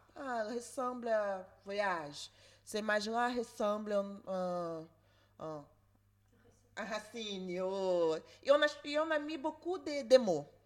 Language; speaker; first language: French; non-native, learner; Portuguese